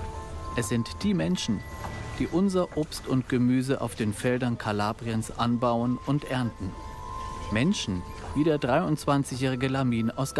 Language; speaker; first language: German; native; German